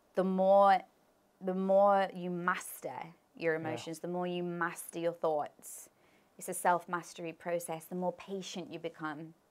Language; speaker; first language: English; native; English